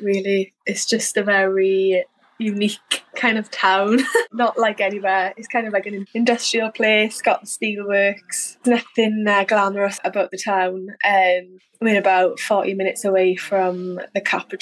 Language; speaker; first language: English; native; English